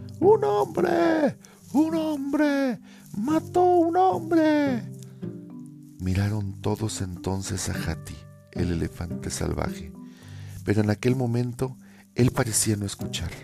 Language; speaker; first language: Spanish; native; Spanish